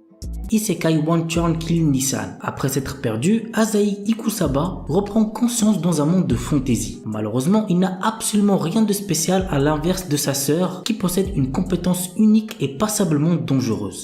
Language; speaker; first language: French; native; French